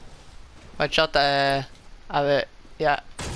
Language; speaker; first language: English; non-native, learner; French